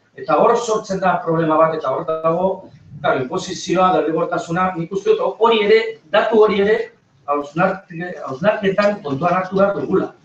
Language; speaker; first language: Basque; non-native, local second language; Spanish